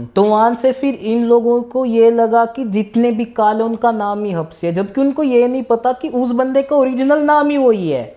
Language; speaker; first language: Hindi; early bilingual, other home language; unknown